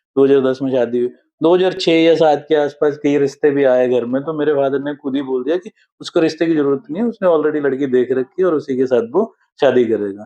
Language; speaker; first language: Hindi; native; Hindi